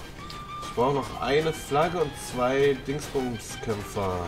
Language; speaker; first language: German; native; German